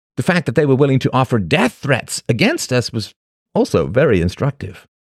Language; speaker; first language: English; native; English